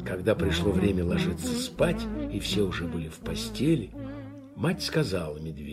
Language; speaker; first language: Russian; native; Russian